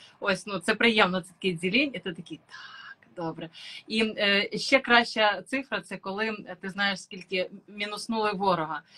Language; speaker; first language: Ukrainian; native; Ukrainian